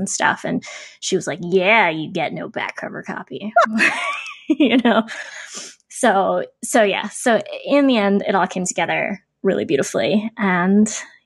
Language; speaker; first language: English; native; English